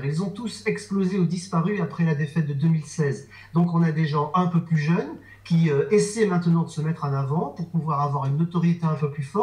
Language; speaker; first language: French; native; French